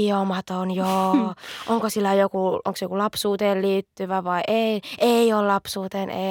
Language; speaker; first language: Finnish; native; Finnish